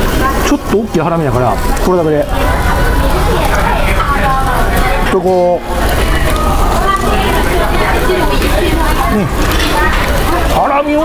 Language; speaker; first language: Japanese; native; Japanese